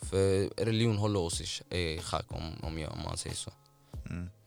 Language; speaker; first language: Swedish; non-native, fluent; Somali